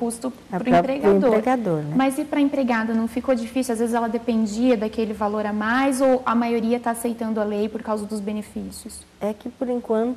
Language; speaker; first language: Portuguese; native; Portuguese